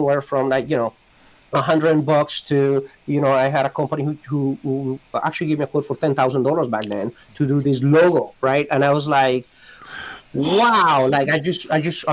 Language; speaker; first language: English; non-native, fluent; Spanish